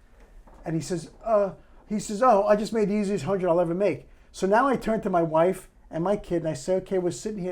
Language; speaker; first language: English; native; English